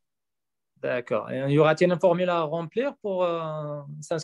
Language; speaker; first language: French; non-native, learner; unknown